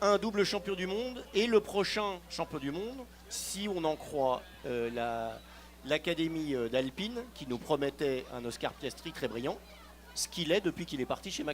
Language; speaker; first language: French; native; French